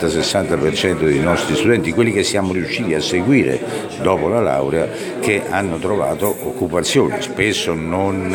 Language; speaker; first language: Italian; native; Italian